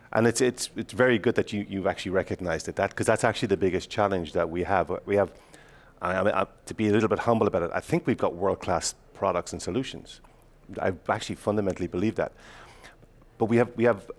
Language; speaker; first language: English; native; English